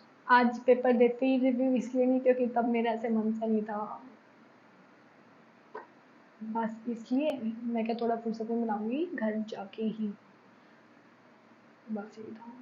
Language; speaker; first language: Hindi; native; Hindi